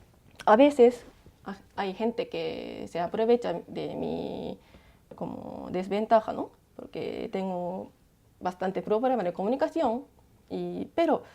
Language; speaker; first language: Spanish; non-native, learner; Japanese